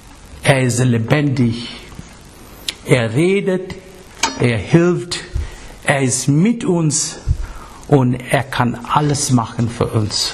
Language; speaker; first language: German; non-native, fluent; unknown